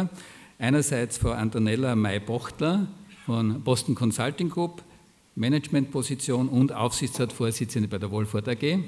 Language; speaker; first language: German; native; German